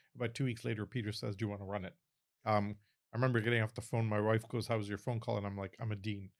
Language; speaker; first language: English; early bilingual, other home language; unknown